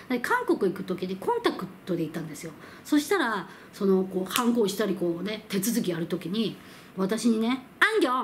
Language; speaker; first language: Japanese; non-native, fluent; Korean